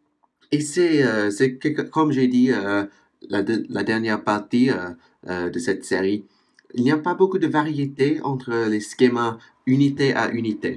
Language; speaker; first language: French; non-native, fluent; English